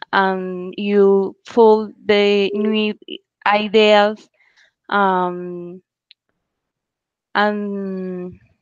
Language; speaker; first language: English; non-native, learner; Spanish